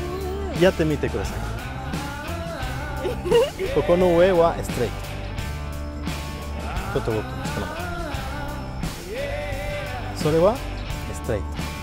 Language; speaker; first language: Japanese; non-native, learner; Spanish